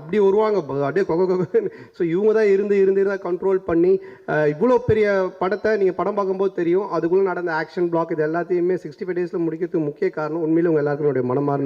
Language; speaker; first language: Tamil; native; Tamil